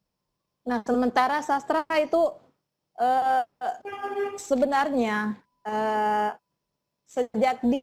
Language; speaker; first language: Indonesian; native; Indonesian